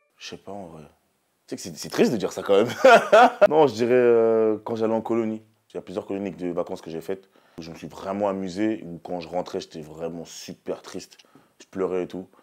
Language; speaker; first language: French; early bilingual, other home language; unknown